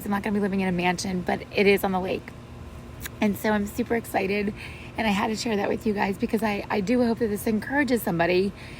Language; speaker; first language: English; native; English